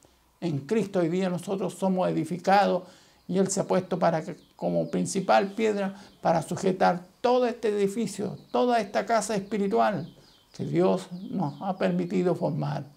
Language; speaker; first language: Spanish; native; Spanish